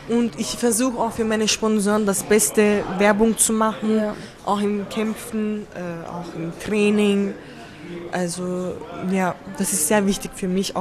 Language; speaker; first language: German; early bilingual, other home language; Turkish